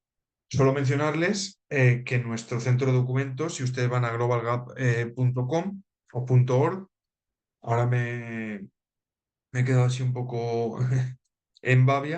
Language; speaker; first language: Spanish; native; Spanish